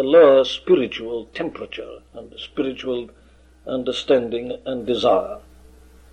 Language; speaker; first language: English; native; English